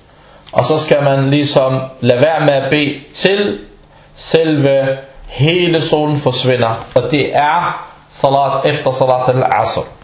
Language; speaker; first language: Danish; non-native, fluent; Arabic